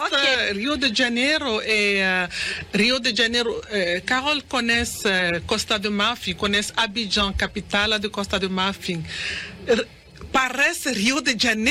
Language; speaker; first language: Portuguese; non-native, learner; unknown